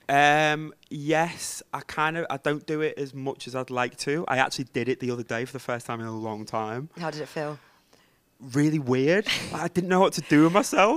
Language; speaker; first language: English; native; English